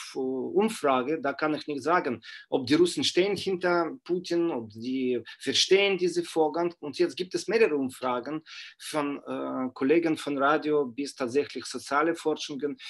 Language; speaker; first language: German; non-native, fluent; Russian